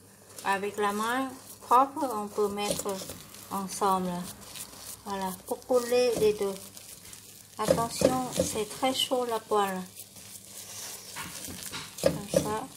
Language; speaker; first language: French; non-native, fluent; Vietnamese